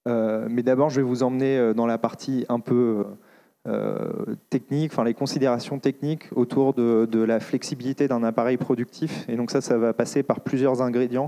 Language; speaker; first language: French; native; French